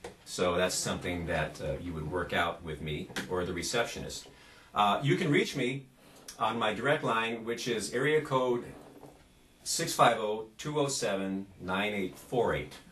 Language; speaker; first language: English; native; English